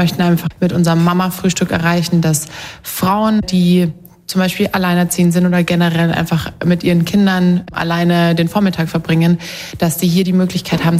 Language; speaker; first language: German; native; German